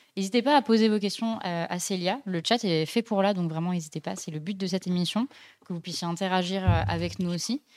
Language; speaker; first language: French; native; French